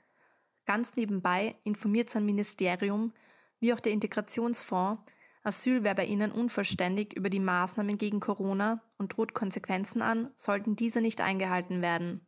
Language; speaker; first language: German; native; German